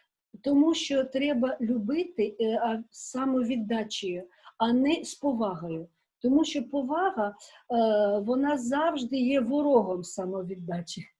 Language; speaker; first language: Ukrainian; non-native, local second language; Russian